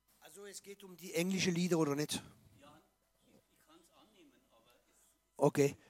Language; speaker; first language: German; non-native, fluent; French